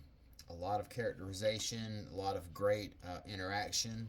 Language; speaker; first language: English; native; English